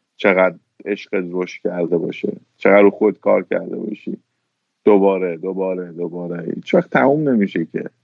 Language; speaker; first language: Persian; native; Persian